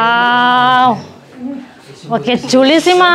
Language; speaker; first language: Spanish; non-native, learner; Indonesian